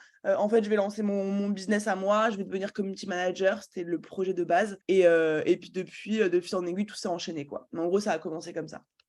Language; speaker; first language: French; native; French